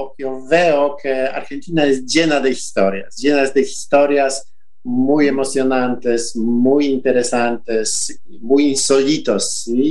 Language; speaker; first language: Spanish; non-native, fluent; Polish